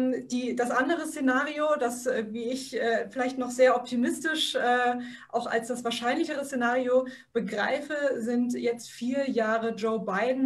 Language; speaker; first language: German; native; German